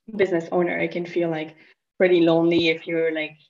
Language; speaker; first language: English; non-native, fluent; French